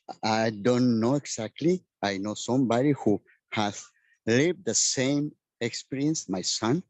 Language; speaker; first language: English; non-native, learner; Spanish